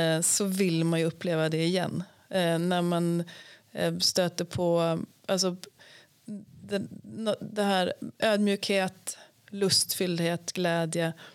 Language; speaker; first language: Swedish; native; Swedish